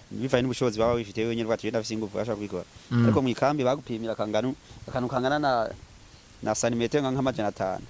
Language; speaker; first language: Rundi; non-native, local second language; Swahili